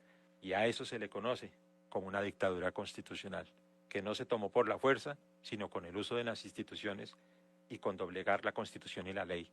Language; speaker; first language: Spanish; native; Spanish